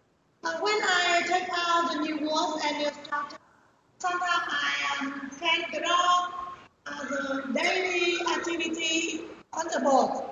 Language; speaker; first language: English; non-native, learner; Vietnamese